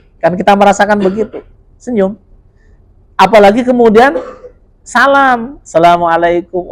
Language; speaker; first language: Indonesian; non-native, local second language; Javanese